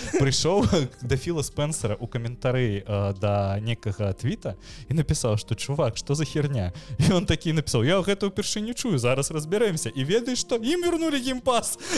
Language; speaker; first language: Belarusian; non-native, local second language; Russian